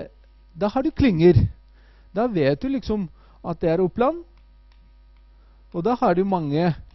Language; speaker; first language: Norwegian; non-native, fluent; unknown